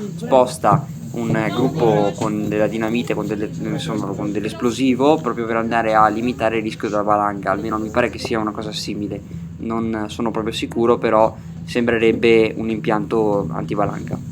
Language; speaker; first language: Italian; native; Italian